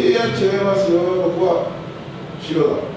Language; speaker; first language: Japanese; non-native, learner; French